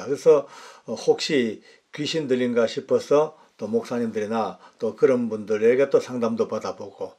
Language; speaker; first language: Korean; native; Korean